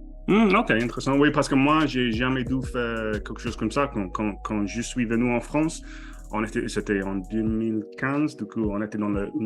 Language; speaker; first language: French; non-native, fluent; English